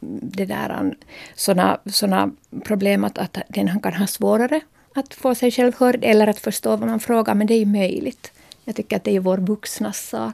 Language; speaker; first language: Swedish; native; Swedish